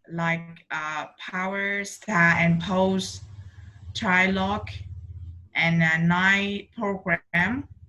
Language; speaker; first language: English; non-native, learner; Vietnamese